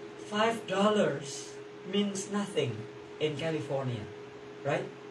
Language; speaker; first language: English; non-native, fluent; Indonesian